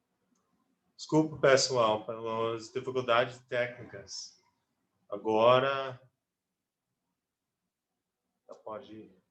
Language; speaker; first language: Portuguese; non-native, learner; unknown